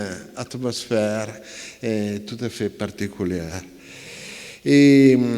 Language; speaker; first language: French; non-native, fluent; Italian